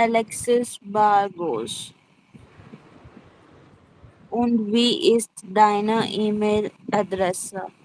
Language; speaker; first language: German; non-native, learner; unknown